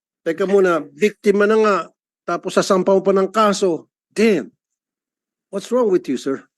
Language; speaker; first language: Filipino; native; Filipino